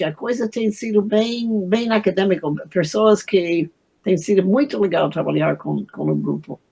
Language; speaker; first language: Portuguese; non-native, fluent; English